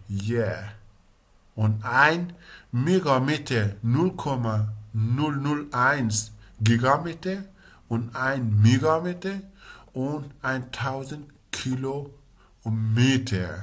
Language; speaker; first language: German; non-native, learner; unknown